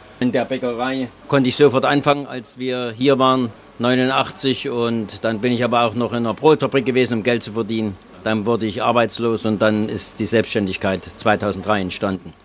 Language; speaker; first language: German; native; German